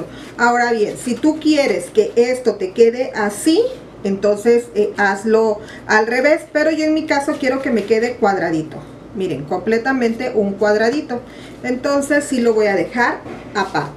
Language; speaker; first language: Spanish; native; Spanish